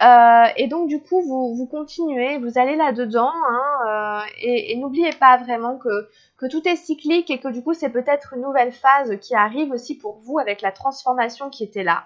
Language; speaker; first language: French; native; French